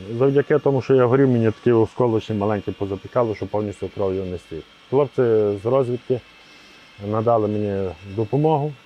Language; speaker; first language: Ukrainian; native; Ukrainian